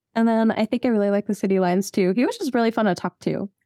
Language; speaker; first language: English; native; English